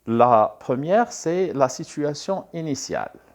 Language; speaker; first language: French; non-native, local second language; Arabic